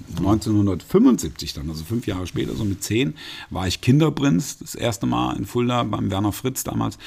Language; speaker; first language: German; native; German